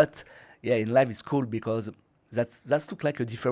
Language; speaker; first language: English; non-native, learner; French